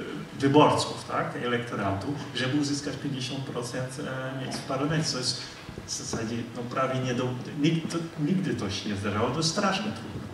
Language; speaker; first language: Polish; non-native, fluent; Dutch